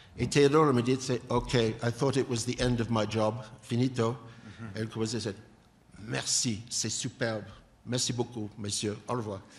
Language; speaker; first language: Spanish; non-native, learner; English